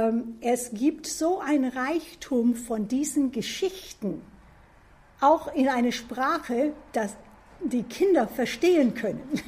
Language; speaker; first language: German; non-native, fluent; English